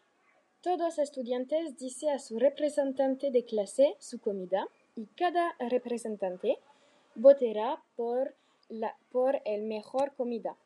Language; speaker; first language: Spanish; non-native, learner; French